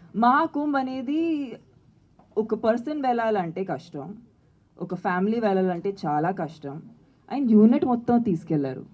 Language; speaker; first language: Telugu; non-native, fluent; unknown